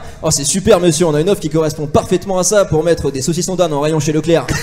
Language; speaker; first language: French; native; French